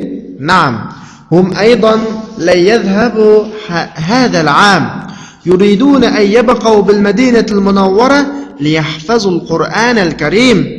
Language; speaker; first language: Arabic; non-native, fluent; Uyghur